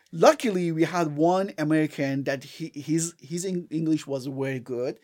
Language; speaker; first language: English; non-native, fluent; Persian